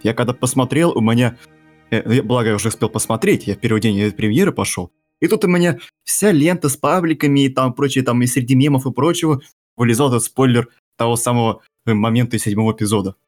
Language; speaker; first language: Russian; native; Russian